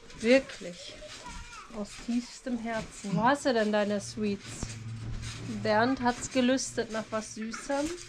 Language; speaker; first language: German; native; German